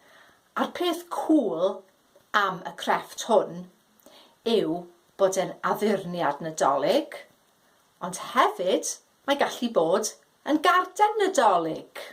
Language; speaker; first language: Welsh; native; Welsh